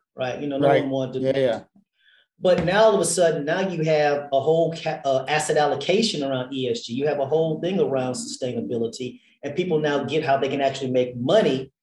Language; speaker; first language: English; native; English